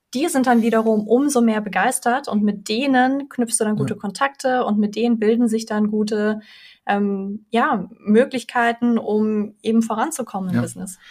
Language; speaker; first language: German; early bilingual, other home language; Russian